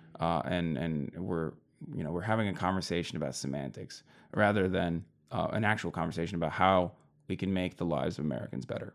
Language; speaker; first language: English; native; English